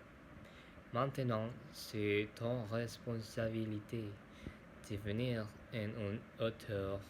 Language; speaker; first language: French; non-native, learner; Spanish